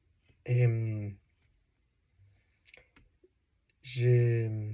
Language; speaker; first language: French; non-native, learner; Spanish